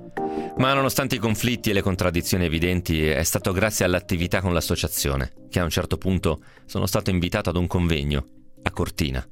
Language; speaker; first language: Italian; native; Italian